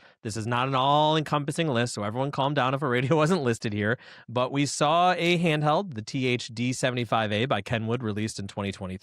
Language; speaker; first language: English; native; English